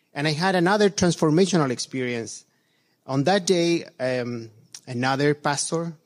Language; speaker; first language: English; non-native, fluent; Spanish